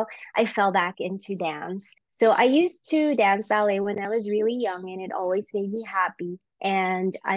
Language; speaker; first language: English; non-native, local second language; Filipino